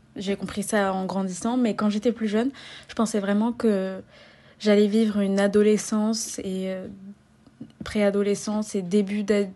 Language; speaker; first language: French; native; French